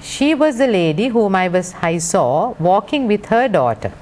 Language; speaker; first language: English; non-native, local second language; Sinhala